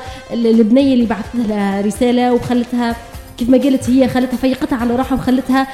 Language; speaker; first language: Arabic; native; Arabic